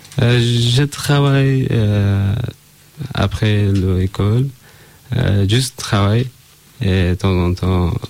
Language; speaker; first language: French; non-native, learner; Persian